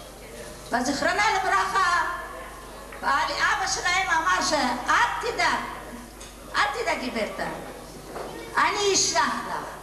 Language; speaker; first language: Hebrew; non-native, learner; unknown